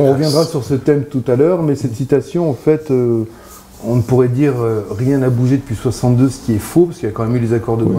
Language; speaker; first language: French; native; French